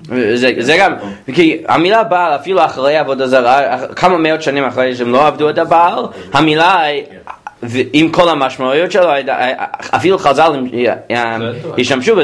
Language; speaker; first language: Hebrew; non-native, fluent; English